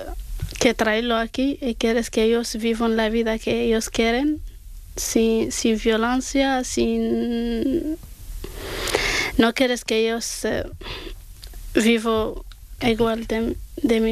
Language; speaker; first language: Spanish; non-native, learner; Arabic